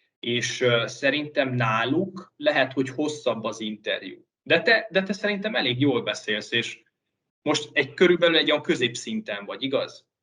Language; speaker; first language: Hungarian; native; Hungarian